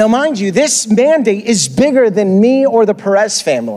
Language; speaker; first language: English; early bilingual, other home language; Spanish